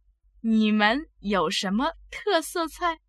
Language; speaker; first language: Chinese; non-native, fluent; Russian